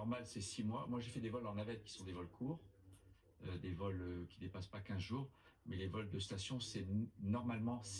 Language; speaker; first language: French; native; French